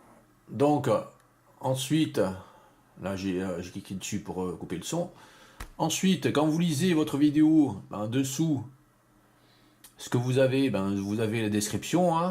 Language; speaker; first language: French; native; French